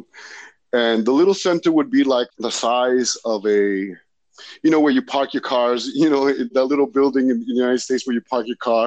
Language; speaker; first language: English; native; English